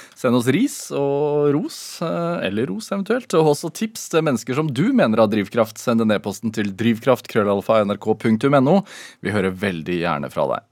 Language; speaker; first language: Norwegian; native; Norwegian